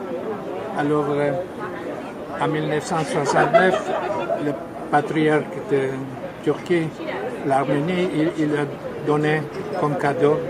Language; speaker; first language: French; non-native, fluent; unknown